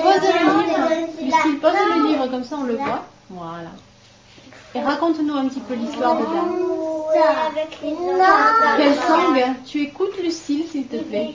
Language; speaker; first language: French; native; French